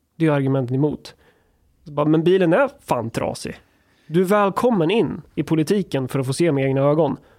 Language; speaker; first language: Swedish; native; Swedish